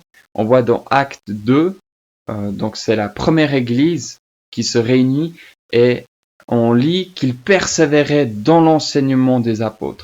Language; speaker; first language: French; native; French